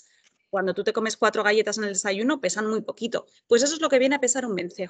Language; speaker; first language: Spanish; native; Spanish